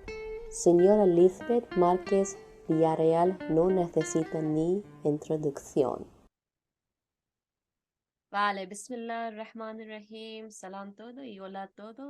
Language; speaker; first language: Spanish; non-native, fluent; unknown